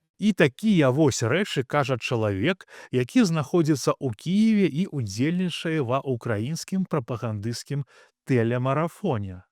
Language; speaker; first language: Belarusian; native; Belarusian